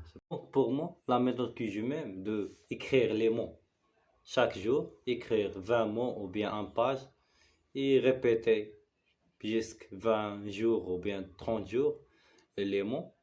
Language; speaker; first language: French; non-native, learner; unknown